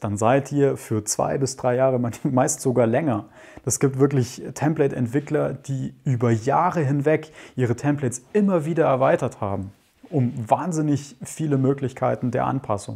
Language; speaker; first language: German; native; German